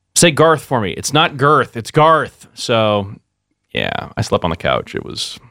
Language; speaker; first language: English; native; English